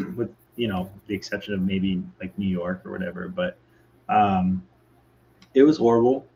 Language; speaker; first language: English; native; English